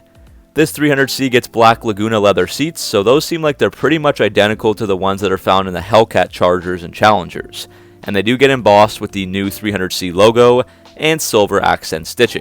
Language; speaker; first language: English; native; English